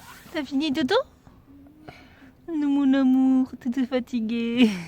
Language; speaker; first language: French; native; French